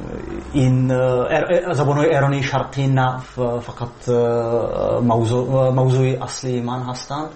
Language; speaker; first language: Persian; non-native, fluent; Czech